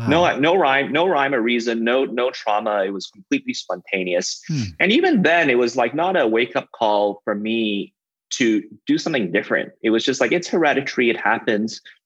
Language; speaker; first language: English; non-native, local second language; Cantonese